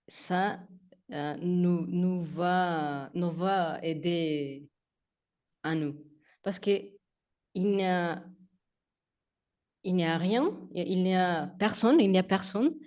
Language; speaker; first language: French; non-native, learner; Spanish